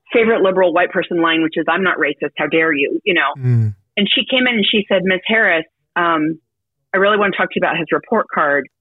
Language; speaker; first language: English; native; English